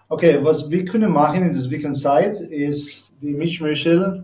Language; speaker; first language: German; non-native, learner; Spanish